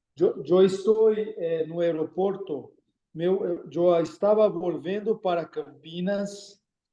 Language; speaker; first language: Spanish; non-native, learner; Portuguese